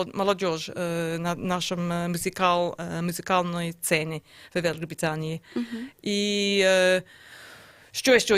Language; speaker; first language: Russian; non-native, learner; English